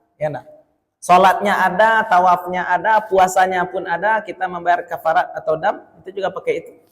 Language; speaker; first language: Malay; non-native, local second language; Minangkabau